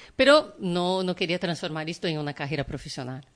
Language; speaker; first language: Spanish; non-native, learner; Portuguese